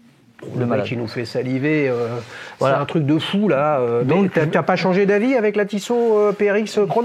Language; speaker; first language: French; native; French